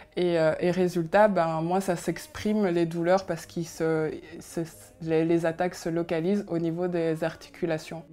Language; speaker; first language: French; early bilingual, other home language; Kinyarwanda